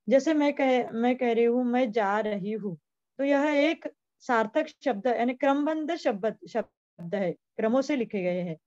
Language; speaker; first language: Hindi; non-native, local second language; Marathi